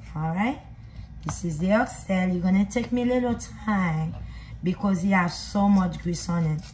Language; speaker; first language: English; non-native, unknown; Haitian Creole